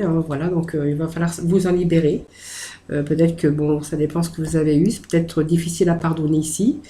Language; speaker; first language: French; native; French